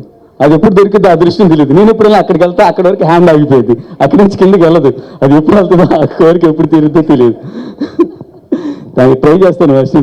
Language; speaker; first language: Telugu; native; Telugu